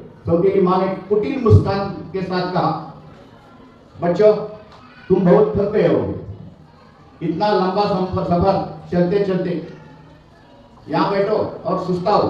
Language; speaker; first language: Hindi; non-native, local second language; Marathi